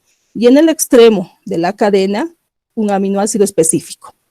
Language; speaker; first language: Spanish; native; Spanish